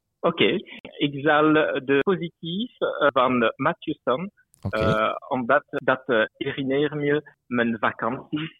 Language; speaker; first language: Dutch; non-native, local second language; French